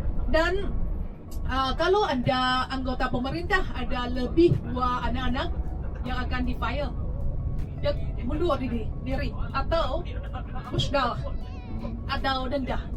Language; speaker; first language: Indonesian; non-native, fluent; Vietnamese